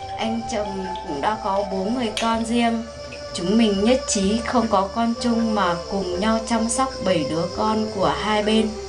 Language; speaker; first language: Vietnamese; non-native, local second language; Iu Mien